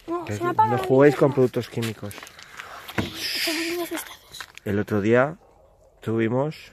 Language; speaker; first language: Spanish; native; Spanish